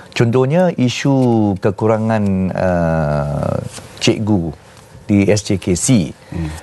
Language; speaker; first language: Malay; non-native, local second language; Chinese